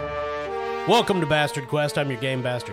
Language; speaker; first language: English; native; English